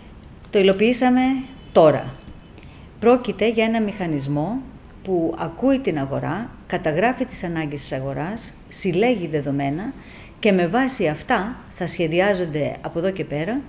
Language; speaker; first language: Greek; native; Greek